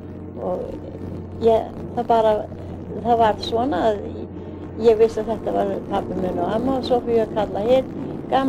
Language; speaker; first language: Icelandic; early bilingual, heritage; Icelandic